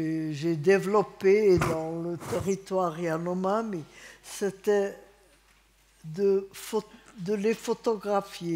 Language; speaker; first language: French; non-native, fluent; Hungarian